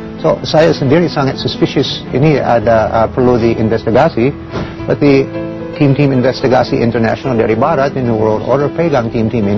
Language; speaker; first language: Indonesian; non-native, learner; English